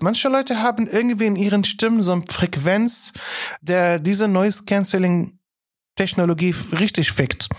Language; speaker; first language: German; non-native, fluent; Arabic